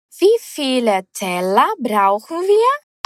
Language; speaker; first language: German; non-native, fluent; Portuguese